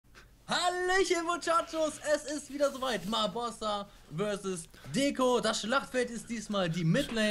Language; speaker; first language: German; native; German